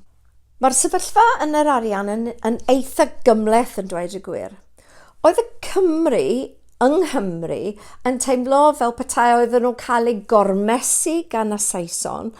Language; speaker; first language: Welsh; non-native, local second language; English